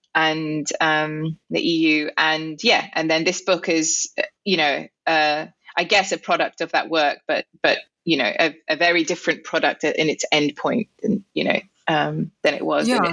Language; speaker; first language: English; native; English